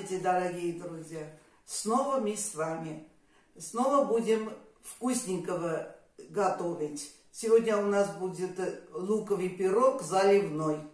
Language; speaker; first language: Russian; non-native, fluent; Armenian